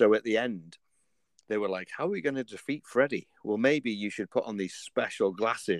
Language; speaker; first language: English; native; English